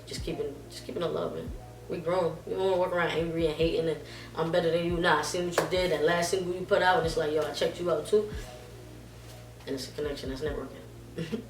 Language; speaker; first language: English; native; English